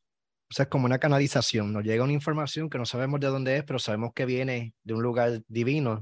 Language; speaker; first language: Spanish; native; Spanish